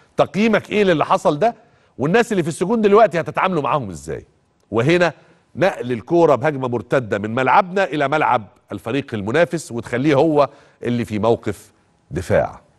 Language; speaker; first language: Egyptian Arabic; native; Egyptian Arabic